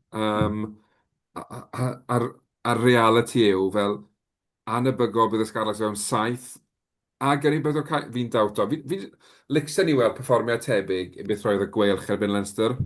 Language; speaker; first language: Welsh; native; Welsh